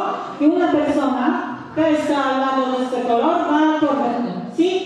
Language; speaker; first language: Spanish; non-native, learner; Polish